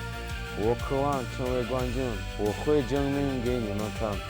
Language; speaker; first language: Chinese; non-native, fluent; Tajik